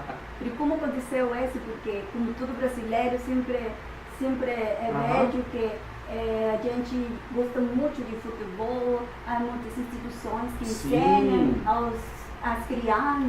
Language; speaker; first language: Portuguese; non-native, fluent; Spanish